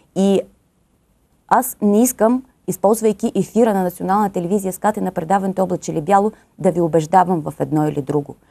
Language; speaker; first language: Bulgarian; native; Bulgarian